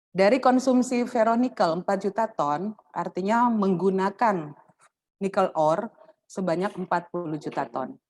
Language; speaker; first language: Indonesian; native; Indonesian